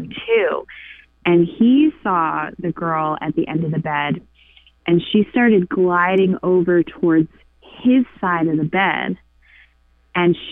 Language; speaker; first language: English; native; English